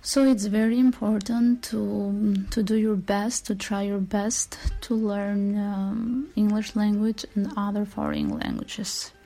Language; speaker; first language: English; non-native, fluent; Albanian